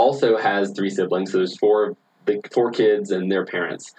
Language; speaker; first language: English; native; English